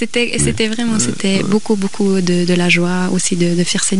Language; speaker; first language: French; non-native, local second language; German